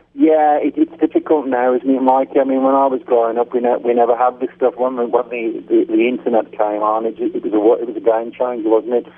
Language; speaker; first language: English; native; English